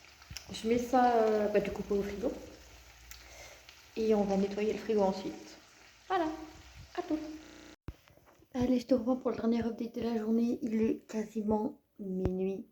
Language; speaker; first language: French; native; French